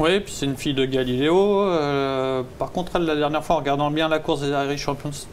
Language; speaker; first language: French; native; French